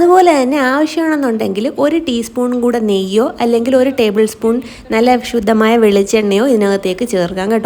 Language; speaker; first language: Malayalam; native; Malayalam